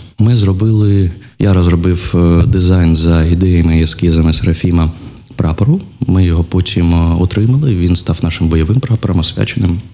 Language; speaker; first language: Ukrainian; non-native, local second language; Russian